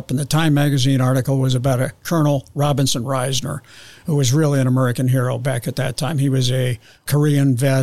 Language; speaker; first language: English; native; English